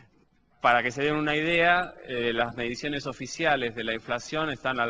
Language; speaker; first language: Spanish; native; Spanish